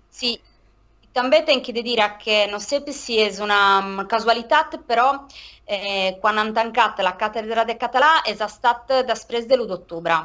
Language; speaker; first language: Catalan; non-native, local second language; Italian